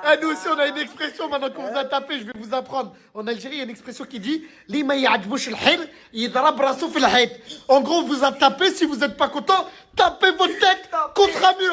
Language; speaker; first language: French; native; French